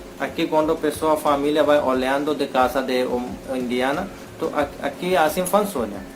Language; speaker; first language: Portuguese; non-native, learner; Hindi